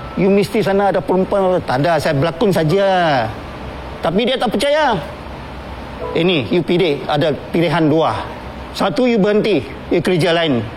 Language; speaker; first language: Malay; non-native, local second language; Chinese